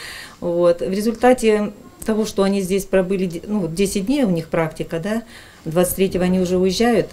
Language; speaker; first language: Russian; native; Russian